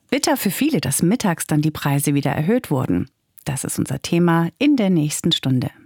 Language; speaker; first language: German; native; German